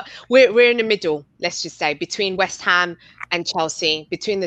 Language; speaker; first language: English; native; English